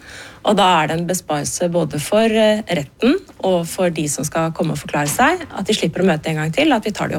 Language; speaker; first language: Norwegian; native; Norwegian